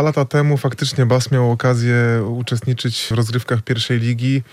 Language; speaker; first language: Polish; native; Polish